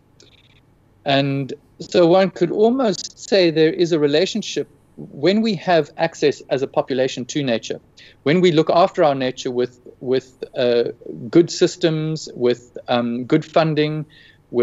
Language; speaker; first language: English; native; English